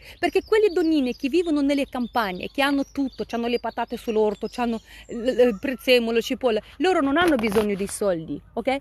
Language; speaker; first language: Italian; non-native, fluent; Russian